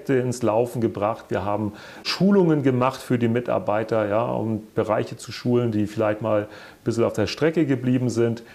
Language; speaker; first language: German; native; German